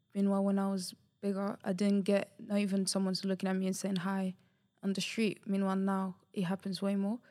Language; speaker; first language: English; early bilingual, other home language; Portuguese